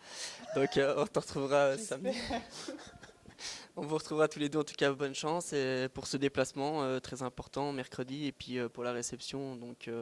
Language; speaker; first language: French; native; French